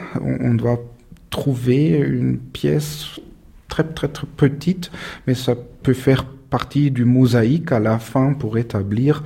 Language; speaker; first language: French; non-native, fluent; German